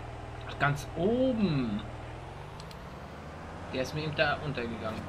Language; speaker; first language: German; native; German